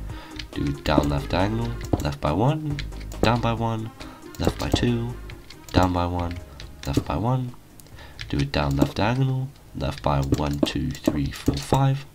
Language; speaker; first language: English; native; English